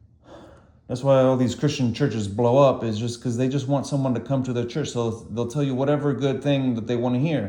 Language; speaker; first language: English; native; English